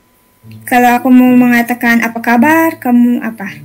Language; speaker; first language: Indonesian; non-native, fluent; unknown